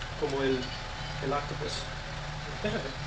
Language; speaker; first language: Spanish; non-native, learner; English